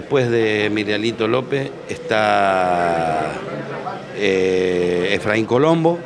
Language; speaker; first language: Spanish; native; Spanish